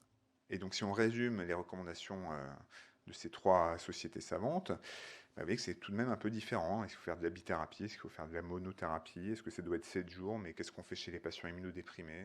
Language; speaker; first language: French; native; French